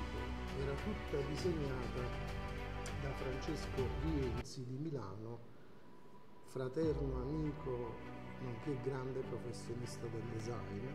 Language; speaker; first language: Italian; native; Italian